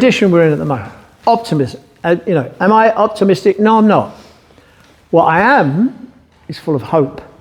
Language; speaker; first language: English; native; English